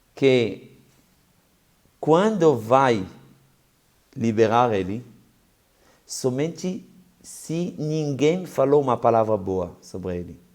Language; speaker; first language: Portuguese; non-native, fluent; Hebrew